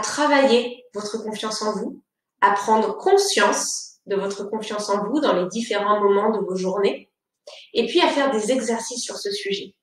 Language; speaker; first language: French; native; French